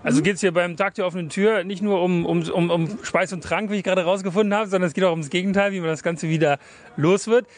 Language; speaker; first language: German; native; German